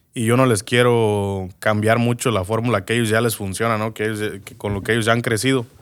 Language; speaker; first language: Spanish; native; Spanish